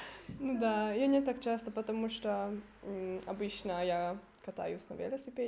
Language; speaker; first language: Russian; non-native, learner; Hungarian